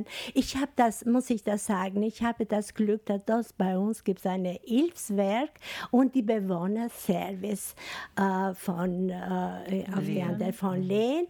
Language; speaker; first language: German; non-native, fluent; Albanian